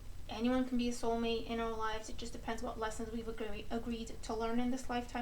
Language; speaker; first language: English; native; English